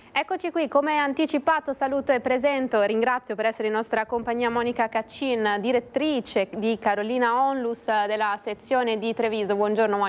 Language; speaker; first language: Italian; native; Italian